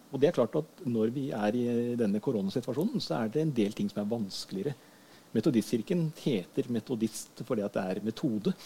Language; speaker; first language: Norwegian; native; Norwegian